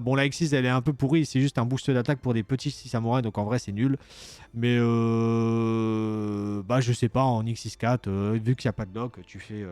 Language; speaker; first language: French; native; French